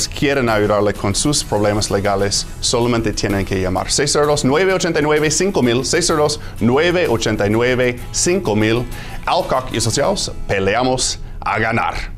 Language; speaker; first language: Spanish; non-native, fluent; English